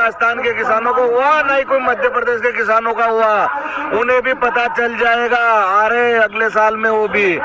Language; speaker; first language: Hindi; native; Hindi